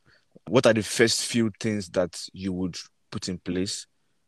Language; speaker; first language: English; non-native, local second language; Yoruba